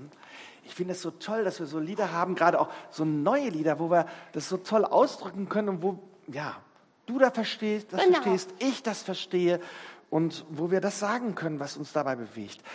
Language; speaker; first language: German; native; German